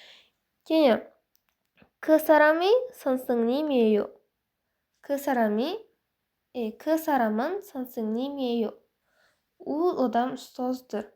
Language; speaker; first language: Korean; non-native, fluent; Uzbek